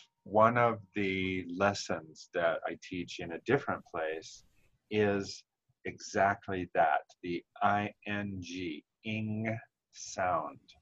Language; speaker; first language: English; native; English